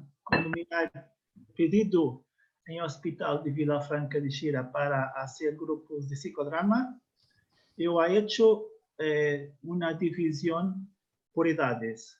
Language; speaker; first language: Spanish; non-native, learner; Portuguese